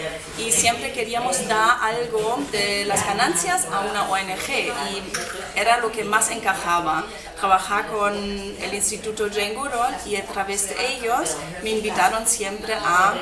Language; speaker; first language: Spanish; non-native, fluent; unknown